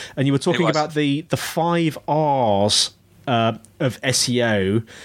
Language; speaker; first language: English; native; English